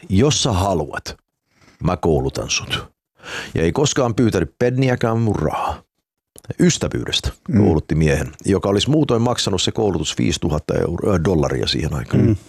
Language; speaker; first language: Finnish; early bilingual, heritage; Finnish